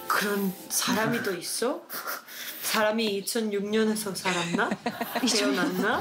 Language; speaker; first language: Korean; non-native, learner; Spanish